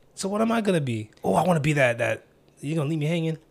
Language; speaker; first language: English; early bilingual, other home language; Filipino